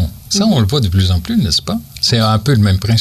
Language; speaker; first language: French; native; French